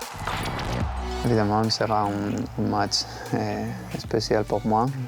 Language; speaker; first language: French; non-native, learner; Spanish